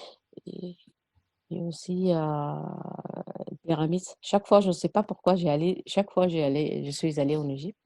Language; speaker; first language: French; non-native, learner; Arabic